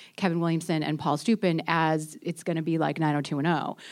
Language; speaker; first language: English; native; English